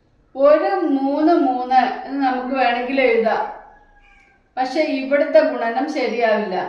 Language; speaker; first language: Malayalam; native; Malayalam